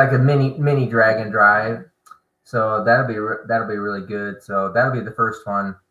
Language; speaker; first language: English; native; English